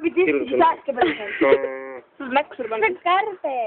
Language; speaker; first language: Estonian; native; Estonian